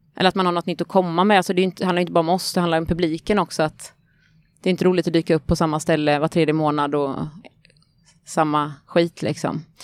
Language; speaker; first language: Swedish; native; Swedish